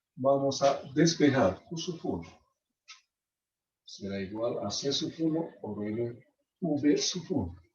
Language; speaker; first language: Spanish; native; Spanish